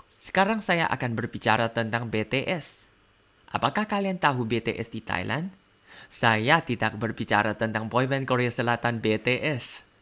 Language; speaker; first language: Indonesian; non-native, learner; Thai